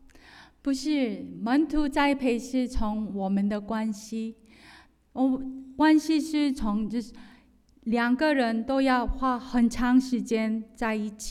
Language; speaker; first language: Chinese; non-native, fluent; Korean